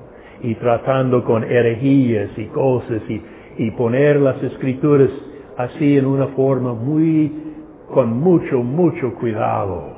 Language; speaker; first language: Spanish; non-native, fluent; English